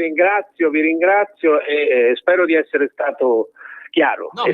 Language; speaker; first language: Italian; native; Italian